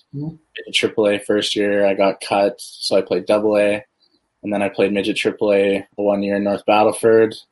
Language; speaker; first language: English; native; English